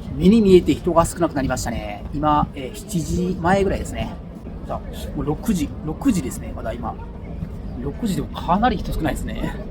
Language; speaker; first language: Japanese; native; Japanese